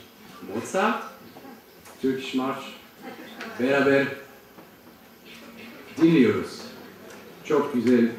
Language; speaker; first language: Turkish; non-native, learner; Georgian